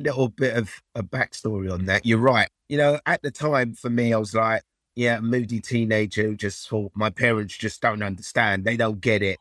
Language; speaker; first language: English; early bilingual, other home language; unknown